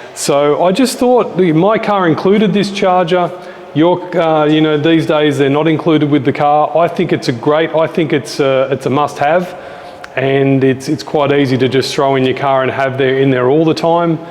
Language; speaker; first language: English; native; English